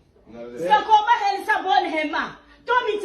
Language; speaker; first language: Swedish; non-native, learner; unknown